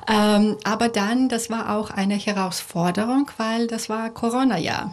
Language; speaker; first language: German; non-native, fluent; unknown